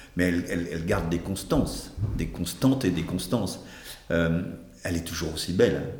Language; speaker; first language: French; native; French